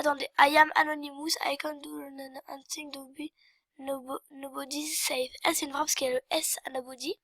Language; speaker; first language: French; native; French